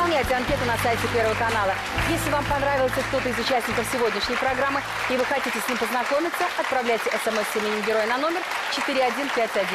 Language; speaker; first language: Russian; native; Russian